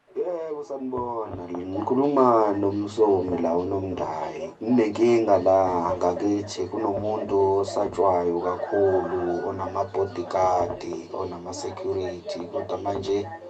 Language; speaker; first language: Zulu; native; Zulu